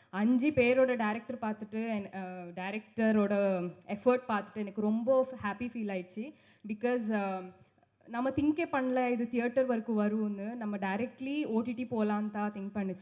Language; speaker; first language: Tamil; non-native, local second language; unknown